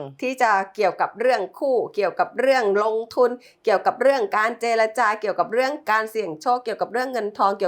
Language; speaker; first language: Thai; native; Thai